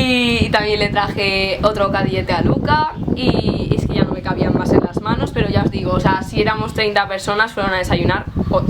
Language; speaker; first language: Spanish; native; Spanish